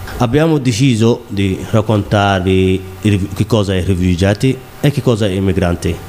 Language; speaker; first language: Italian; non-native, learner; Somali